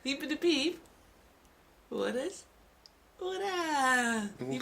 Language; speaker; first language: Dutch; native; Dutch